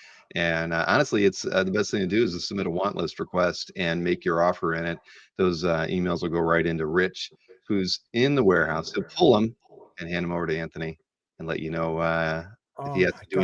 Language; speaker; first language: English; native; English